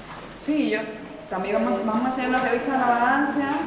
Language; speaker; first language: Spanish; native; Spanish